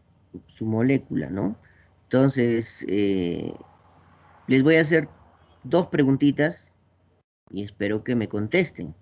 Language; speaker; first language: Spanish; native; Spanish